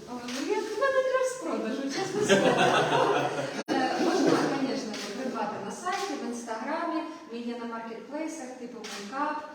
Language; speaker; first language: Ukrainian; non-native, local second language; Russian